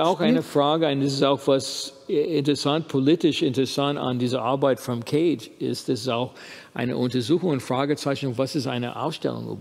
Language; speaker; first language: German; non-native, fluent; English